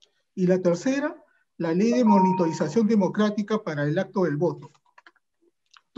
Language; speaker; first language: Spanish; native; Spanish